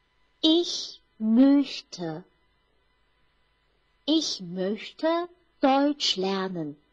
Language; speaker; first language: German; non-native, fluent; Chinese